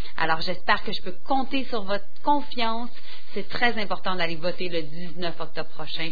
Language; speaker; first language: French; native; French